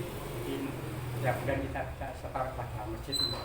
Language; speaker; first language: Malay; non-native, local second language; Javanese